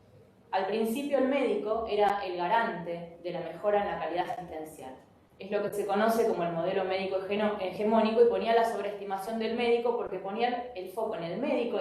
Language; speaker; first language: Spanish; native; Spanish